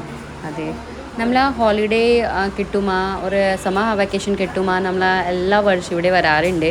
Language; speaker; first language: Malayalam; non-native, learner; Hindi